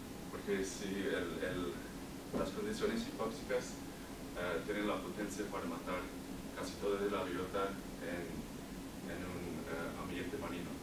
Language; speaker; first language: Spanish; non-native, learner; English